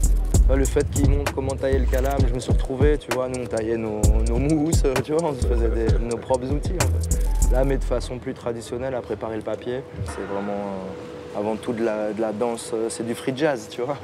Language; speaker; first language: French; native; French